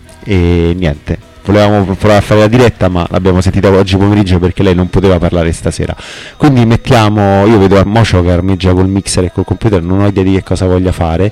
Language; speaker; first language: Italian; native; Italian